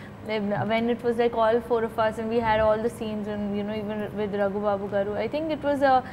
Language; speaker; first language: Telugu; non-native, learner; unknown